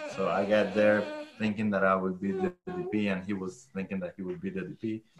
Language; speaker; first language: English; non-native, fluent; Spanish